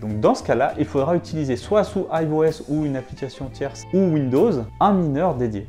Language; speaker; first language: French; native; French